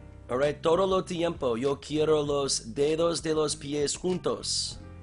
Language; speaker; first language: Spanish; non-native, learner; English